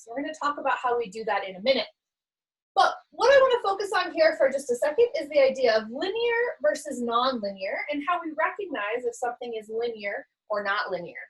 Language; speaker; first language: English; native; English